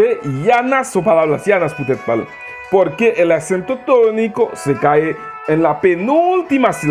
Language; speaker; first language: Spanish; non-native, learner; Haitian Creole